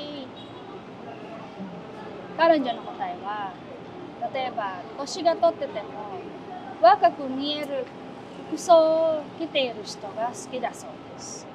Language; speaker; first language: Japanese; non-native, fluent; Filipino